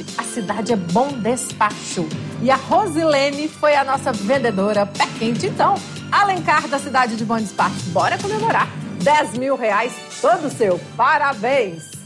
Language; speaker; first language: Portuguese; native; Portuguese